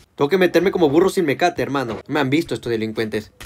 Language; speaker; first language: Spanish; native; Spanish